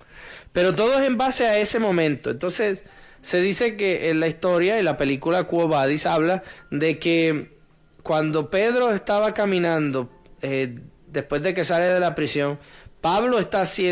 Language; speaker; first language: Spanish; native; Spanish